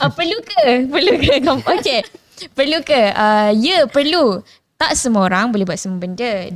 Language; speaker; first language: Malay; non-native, local second language; English